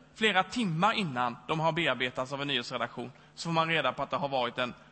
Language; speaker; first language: Swedish; native; Swedish